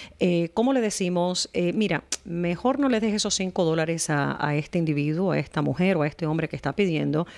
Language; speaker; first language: Spanish; native; Spanish